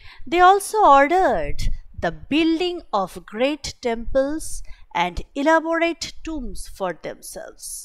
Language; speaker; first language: English; non-native, local second language; Bangla